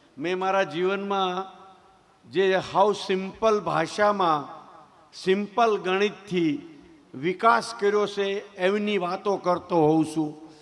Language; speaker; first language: Gujarati; native; Gujarati